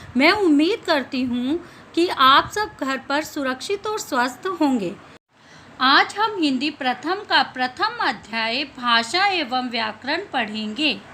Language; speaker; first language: Hindi; native; Hindi